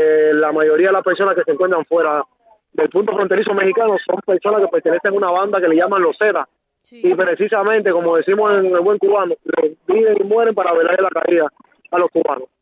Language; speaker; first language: Spanish; native; Spanish